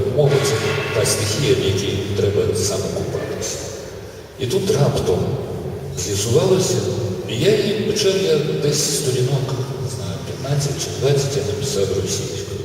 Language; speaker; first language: Ukrainian; non-native, local second language; Russian